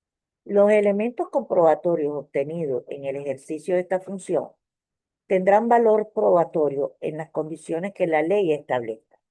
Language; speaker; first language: Spanish; native; Spanish